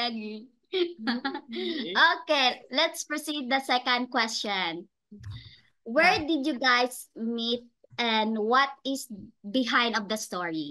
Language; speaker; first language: English; non-native, learner; Cebuano